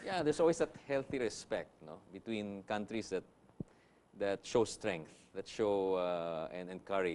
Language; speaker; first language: English; non-native, local second language; Filipino